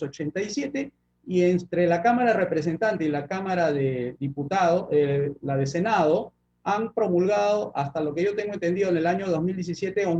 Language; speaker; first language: Spanish; native; Spanish